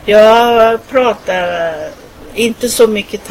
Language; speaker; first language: Swedish; non-native, fluent; Thai